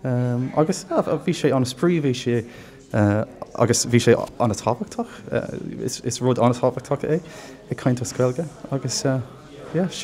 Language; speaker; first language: Irish; non-native, local second language; English